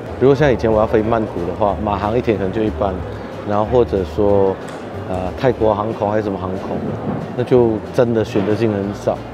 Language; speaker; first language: Chinese; native; Chinese